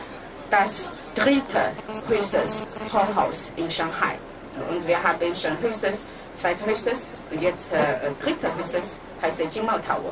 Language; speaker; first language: German; non-native, fluent; Chinese